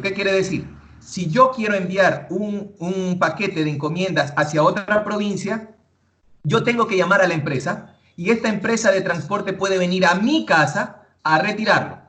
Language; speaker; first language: Spanish; native; Spanish